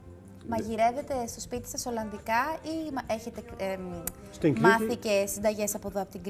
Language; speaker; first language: Greek; native; Greek